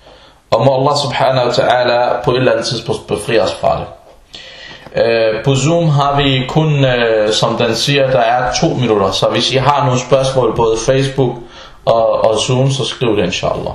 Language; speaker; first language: Danish; non-native, fluent; Arabic